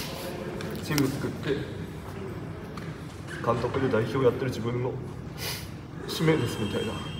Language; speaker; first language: Japanese; native; Japanese